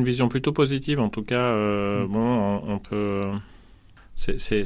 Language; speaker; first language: French; native; French